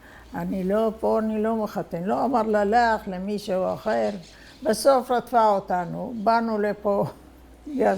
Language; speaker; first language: Hebrew; non-native, fluent; Arabic